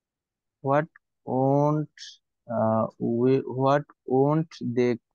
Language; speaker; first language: English; non-native, learner; Bangla